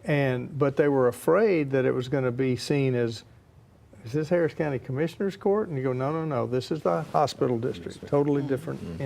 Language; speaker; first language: English; native; English